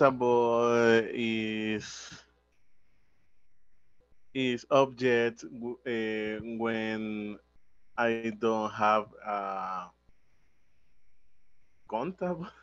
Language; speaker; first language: English; non-native, learner; Spanish